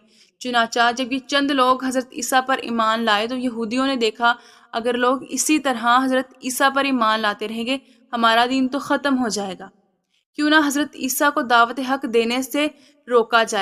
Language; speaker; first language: Urdu; native; Urdu